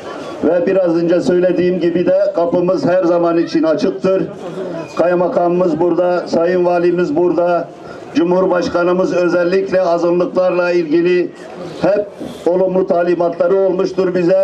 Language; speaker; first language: Turkish; native; Turkish